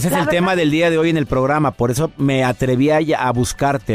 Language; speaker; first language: Spanish; native; Spanish